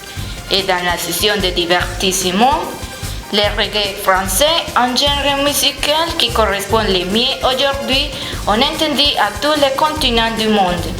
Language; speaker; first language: French; non-native, learner; Spanish